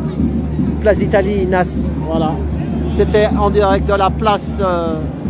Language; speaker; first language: French; native; French